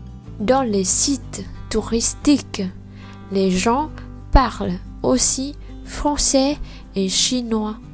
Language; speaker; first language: French; non-native, learner; Vietnamese